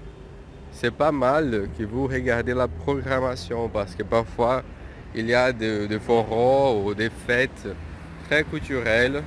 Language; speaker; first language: French; non-native, fluent; Portuguese